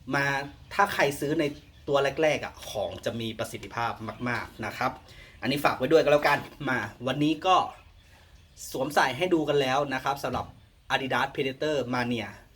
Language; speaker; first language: Thai; native; Thai